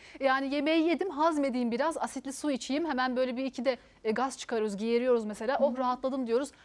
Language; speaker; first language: Turkish; native; Turkish